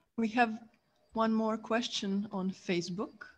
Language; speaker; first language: English; non-native, fluent; Croatian